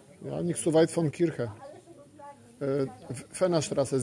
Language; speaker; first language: German; non-native, learner; Polish